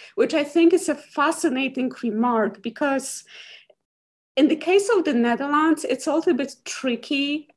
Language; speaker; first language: English; non-native, fluent; Polish